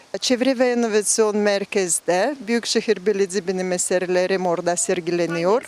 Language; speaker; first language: Turkish; non-native, learner; Russian